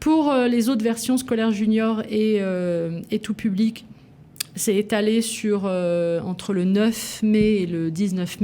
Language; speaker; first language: French; native; French